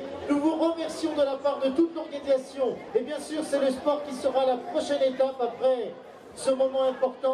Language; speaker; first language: French; native; French